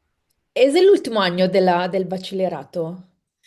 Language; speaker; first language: Spanish; non-native, fluent; Italian